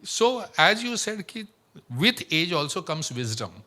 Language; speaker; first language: Hindi; non-native, local second language; Marathi